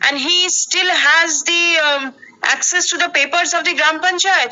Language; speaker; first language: English; non-native, local second language; Bangla